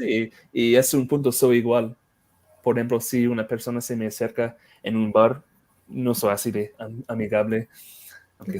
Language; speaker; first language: Spanish; non-native, fluent; English